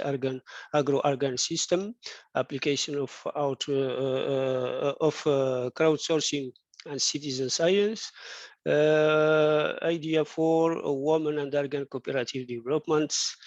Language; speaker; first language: English; non-native, fluent; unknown